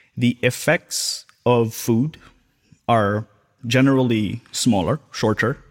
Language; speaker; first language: English; non-native, local second language; Filipino